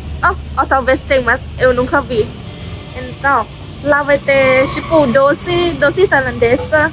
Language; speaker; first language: Portuguese; non-native, learner; Thai